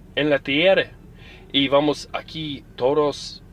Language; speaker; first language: Spanish; non-native, learner; English